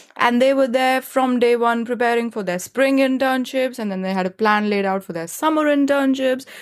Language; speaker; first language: English; non-native, local second language; Hindi